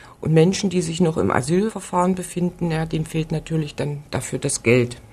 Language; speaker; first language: German; native; German